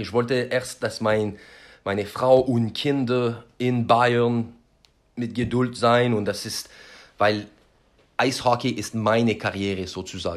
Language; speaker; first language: German; non-native, learner; French